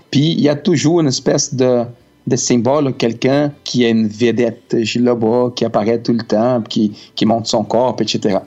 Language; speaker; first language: French; native; French